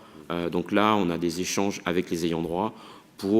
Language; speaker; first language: French; native; French